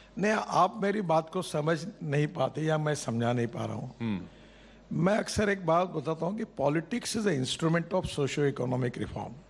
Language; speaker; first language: Hindi; non-native, local second language; Marathi